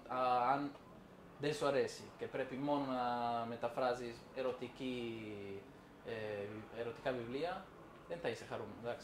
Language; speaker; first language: Greek; non-native, fluent; Italian